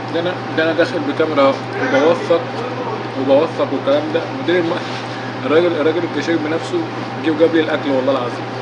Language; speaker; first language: Arabic; native; Arabic